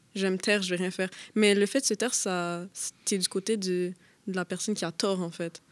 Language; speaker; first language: French; native; French